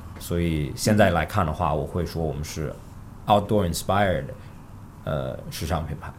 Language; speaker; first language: Chinese; early bilingual, heritage; Chinese